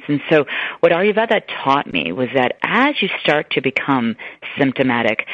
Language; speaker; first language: English; native; English